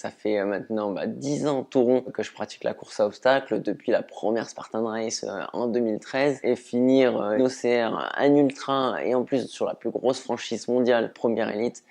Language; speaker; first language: French; native; French